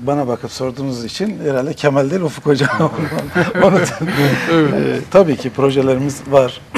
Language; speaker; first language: Turkish; native; Turkish